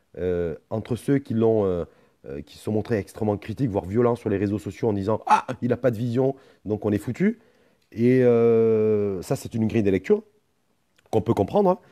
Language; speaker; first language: French; non-native, local second language; Arabic